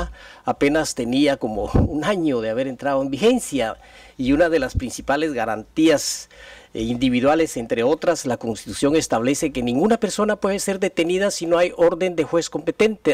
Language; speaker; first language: Spanish; native; Spanish